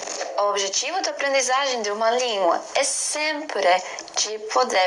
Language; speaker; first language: Portuguese; non-native, learner; Latvian